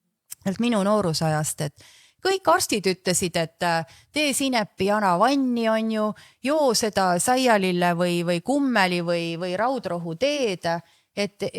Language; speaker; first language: Estonian; native; Estonian